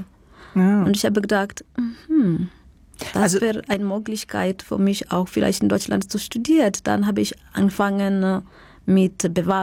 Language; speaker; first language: German; non-native, fluent; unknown